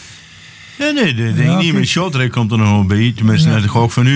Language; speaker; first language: Dutch; native; Dutch